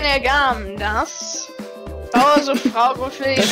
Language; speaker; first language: German; native; German